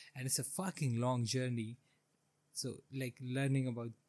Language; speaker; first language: English; non-native, local second language; Hindi